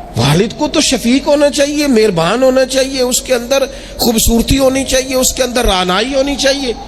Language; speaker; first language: Urdu; non-native, local second language; Punjabi